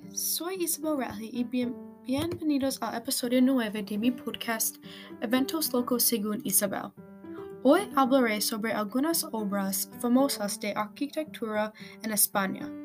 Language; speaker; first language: Spanish; non-native, learner; English